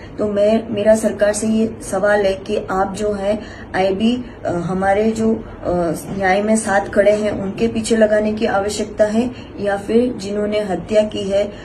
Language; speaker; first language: Hindi; native; Hindi